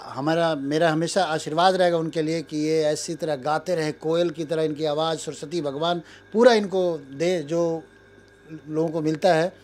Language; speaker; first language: Hindi; native; Hindi